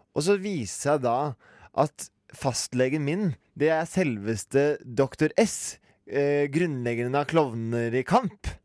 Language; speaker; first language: Norwegian; native; Norwegian